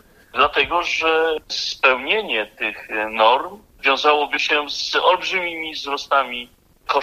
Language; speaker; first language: Polish; native; Polish